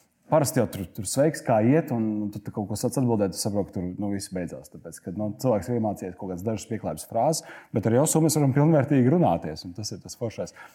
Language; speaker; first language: Latvian; native; Latvian